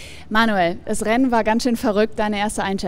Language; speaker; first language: German; native; German